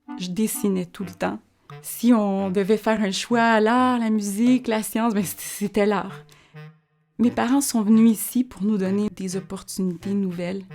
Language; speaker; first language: French; early bilingual, other home language; Spanish